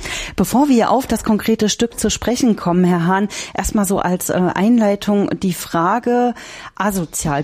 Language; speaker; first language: German; native; German